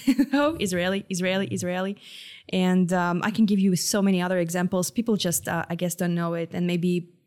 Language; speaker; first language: English; non-native, fluent; Hebrew